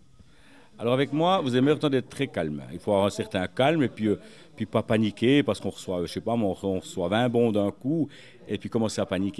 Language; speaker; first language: French; native; French